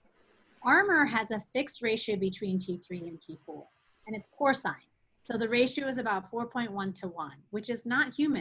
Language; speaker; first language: English; native; English